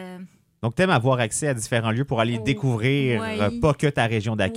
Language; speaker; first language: French; native; French